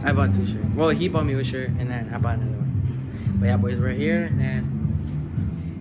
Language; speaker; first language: English; early bilingual, other home language; Spanish